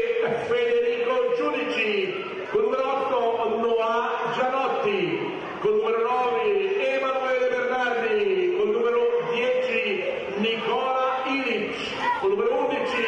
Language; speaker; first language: Italian; native; Italian